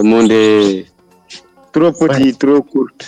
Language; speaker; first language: French; non-native, local second language; Wolof